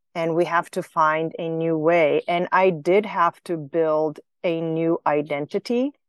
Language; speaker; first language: English; non-native, fluent; Slovenian